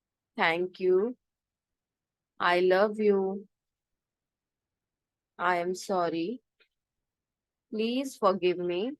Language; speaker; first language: Hindi; native; Hindi